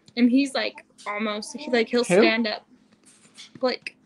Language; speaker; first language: English; native; English